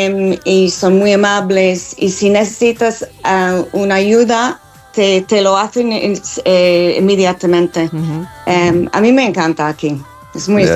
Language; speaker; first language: Spanish; non-native, fluent; English